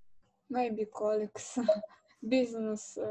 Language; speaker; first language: English; non-native, learner; Russian